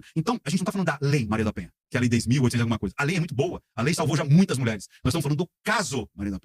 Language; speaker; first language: Portuguese; native; Portuguese